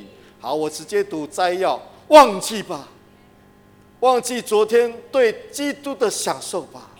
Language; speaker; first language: Chinese; native; Chinese